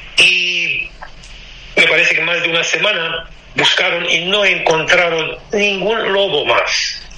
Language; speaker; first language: Spanish; non-native, fluent; Romanian